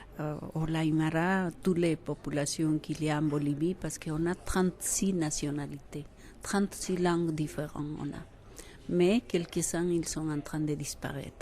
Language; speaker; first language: French; non-native, fluent; Quechua